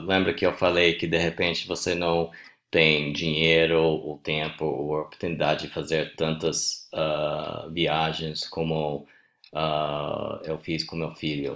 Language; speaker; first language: Portuguese; non-native, fluent; English